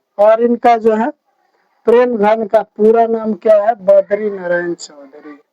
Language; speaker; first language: Hindi; native; Hindi